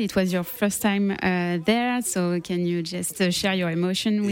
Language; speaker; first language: English; non-native, learner; French